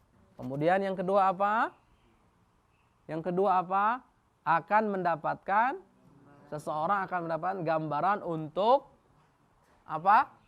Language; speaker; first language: Indonesian; native; Indonesian